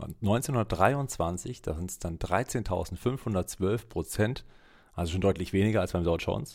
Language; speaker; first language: German; native; German